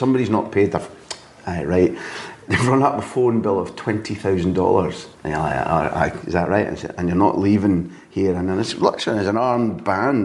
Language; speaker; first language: English; native; English